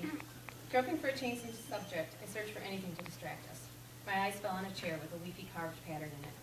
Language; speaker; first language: English; native; English